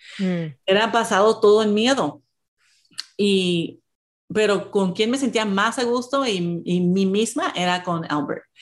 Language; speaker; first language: Spanish; early bilingual, heritage; Spanish